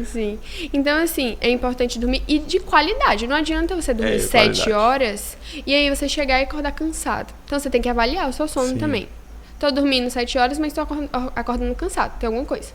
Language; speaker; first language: Portuguese; native; Portuguese